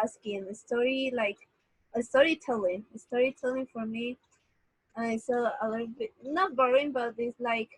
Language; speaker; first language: English; non-native, learner; Spanish